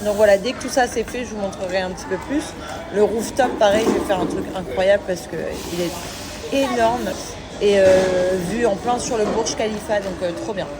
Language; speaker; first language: French; native; French